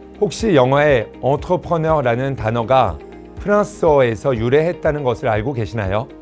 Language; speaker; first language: Korean; early bilingual, heritage; Korean